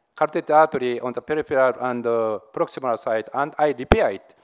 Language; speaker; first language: English; non-native, learner; Japanese